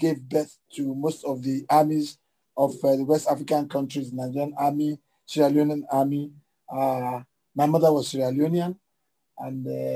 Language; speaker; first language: English; native; English